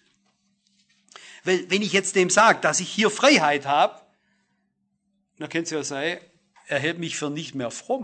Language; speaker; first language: German; native; German